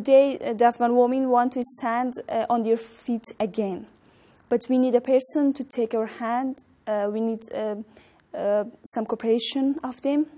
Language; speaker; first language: English; non-native, learner; Persian